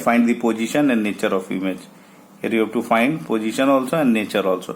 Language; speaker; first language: English; non-native, local second language; Hindi